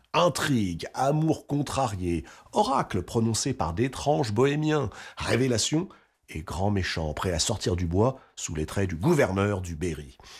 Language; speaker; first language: French; native; French